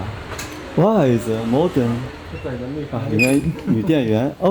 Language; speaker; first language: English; non-native, learner; Chinese